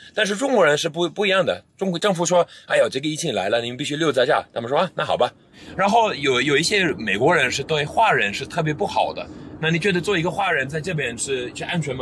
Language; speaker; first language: Chinese; non-native, fluent; English